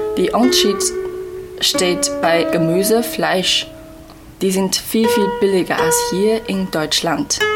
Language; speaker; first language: German; non-native, learner; Chinese